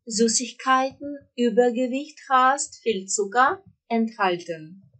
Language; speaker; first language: German; non-native, fluent; Russian